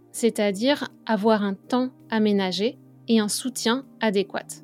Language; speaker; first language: French; native; French